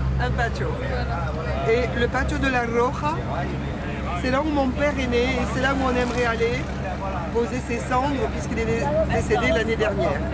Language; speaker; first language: French; native; French